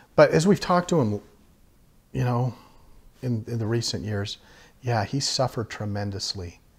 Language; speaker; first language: English; native; English